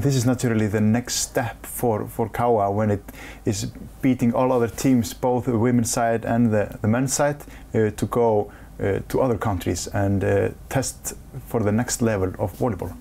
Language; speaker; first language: English; non-native, fluent; Icelandic